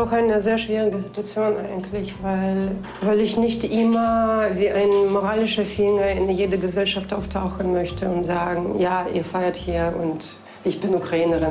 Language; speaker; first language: German; non-native, fluent; Russian